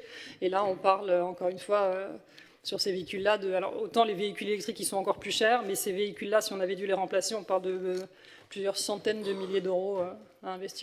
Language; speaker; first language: French; native; French